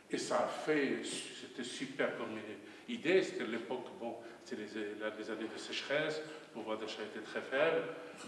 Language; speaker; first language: French; non-native, local second language; Arabic